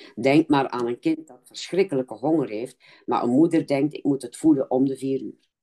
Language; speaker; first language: Dutch; native; Dutch